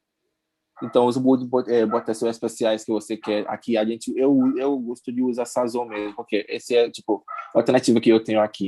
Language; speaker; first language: Portuguese; non-native, learner; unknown